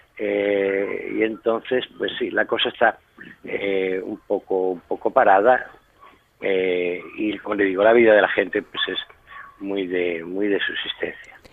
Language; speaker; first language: Spanish; native; Spanish